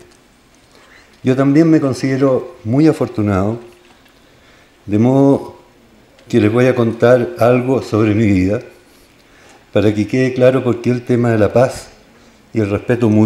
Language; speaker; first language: Spanish; native; Spanish